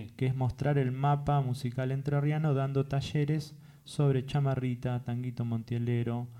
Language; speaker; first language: Spanish; native; Spanish